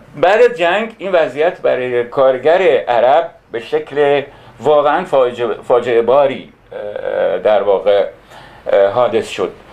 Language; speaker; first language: Persian; non-native, local second language; Arabic